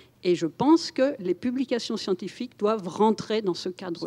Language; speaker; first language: French; native; French